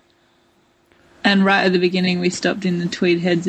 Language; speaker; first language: English; native; English